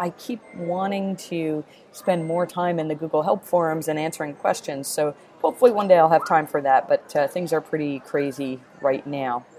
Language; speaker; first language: English; native; English